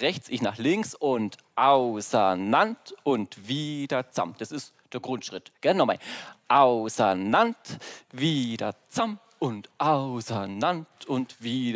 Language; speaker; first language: German; native; German